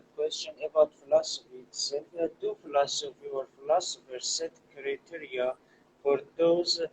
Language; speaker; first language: English; non-native, learner; Persian